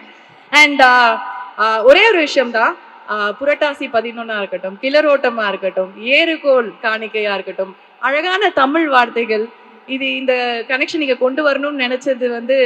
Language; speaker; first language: Tamil; native; Tamil